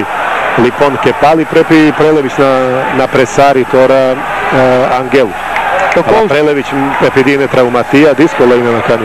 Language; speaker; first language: Greek; non-native, fluent; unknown